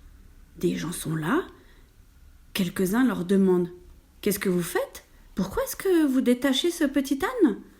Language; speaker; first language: French; native; French